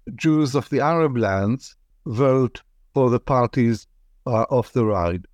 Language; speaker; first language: English; non-native, fluent; Arabic